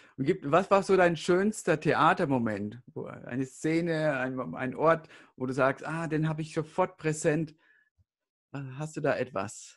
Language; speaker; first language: German; native; German